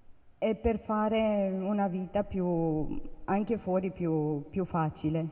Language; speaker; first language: Italian; non-native, learner; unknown